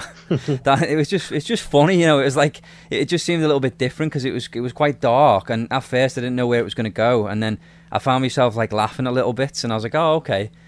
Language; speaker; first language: English; native; English